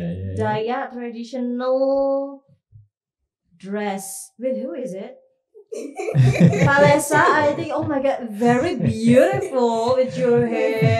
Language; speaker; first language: English; non-native, fluent; Indonesian